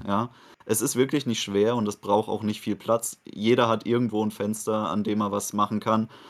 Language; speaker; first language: German; native; German